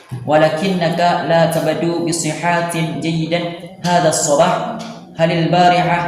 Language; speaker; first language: Arabic; non-native, learner; Indonesian